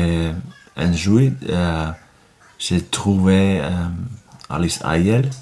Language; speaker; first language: French; non-native, learner; Finnish